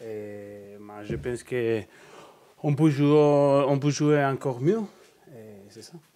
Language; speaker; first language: French; non-native, learner; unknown